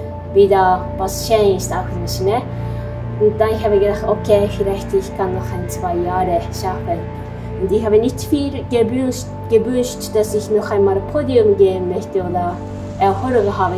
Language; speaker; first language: German; non-native, learner; Japanese